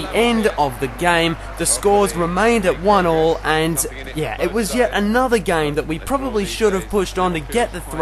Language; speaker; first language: English; native; English